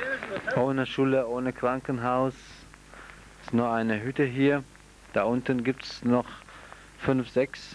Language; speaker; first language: German; non-native, fluent; Central Kurdish